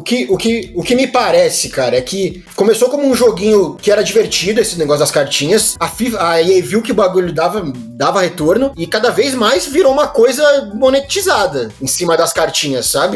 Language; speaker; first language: Portuguese; native; Portuguese